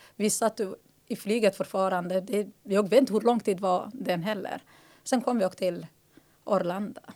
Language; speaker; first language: Swedish; non-native, fluent; Somali